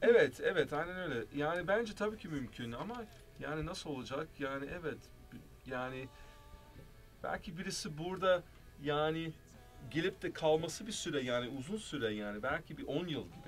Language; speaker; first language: Turkish; early bilingual, heritage; Turkish